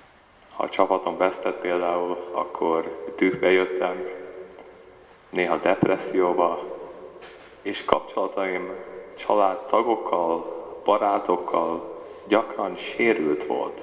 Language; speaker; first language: Hungarian; early bilingual, heritage; Hungarian